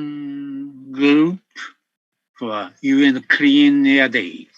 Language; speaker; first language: English; non-native, fluent; Japanese